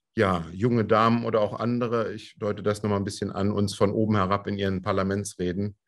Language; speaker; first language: German; native; German